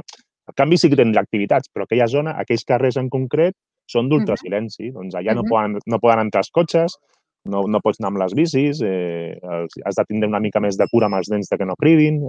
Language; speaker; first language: Catalan; native; Catalan